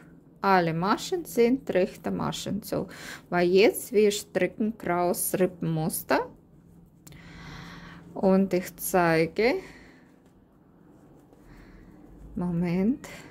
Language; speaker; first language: German; non-native, learner; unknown